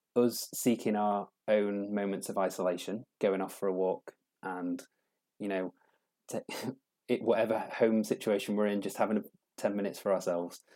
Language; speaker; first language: English; native; English